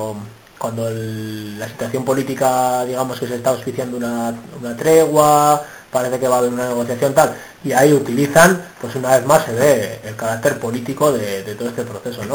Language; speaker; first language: Spanish; native; Spanish